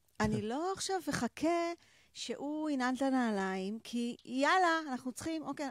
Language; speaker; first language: Hebrew; native; Hebrew